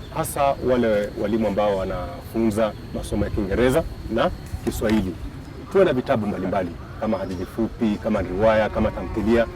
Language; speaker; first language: Swahili; non-native, local second language; Luyia